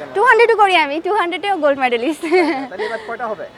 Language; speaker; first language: Bangla; native; Bangla